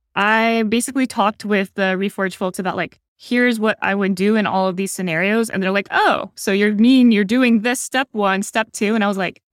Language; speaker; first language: English; native; English